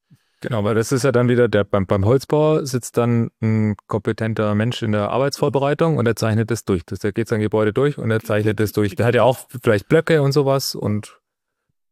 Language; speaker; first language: German; native; German